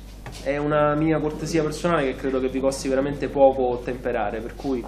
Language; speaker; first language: Italian; native; Italian